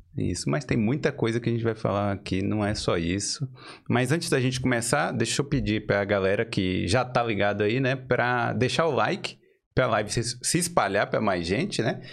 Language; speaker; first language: Portuguese; native; Portuguese